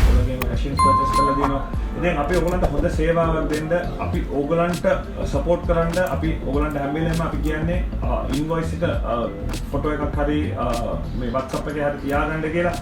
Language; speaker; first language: Sinhala; non-native, local second language; Tamil